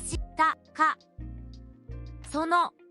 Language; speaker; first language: Japanese; non-native, learner; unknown